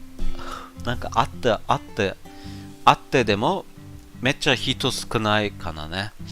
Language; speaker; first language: Japanese; non-native, learner; German